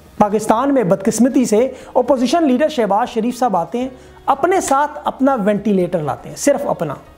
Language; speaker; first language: Urdu; native; Urdu